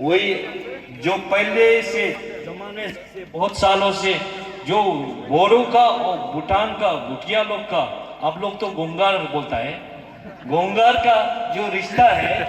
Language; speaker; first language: Hindi; non-native, fluent; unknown